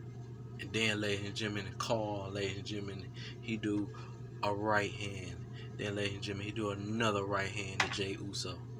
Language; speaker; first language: English; native; English